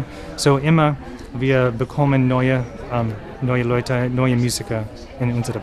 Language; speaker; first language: German; non-native, learner; English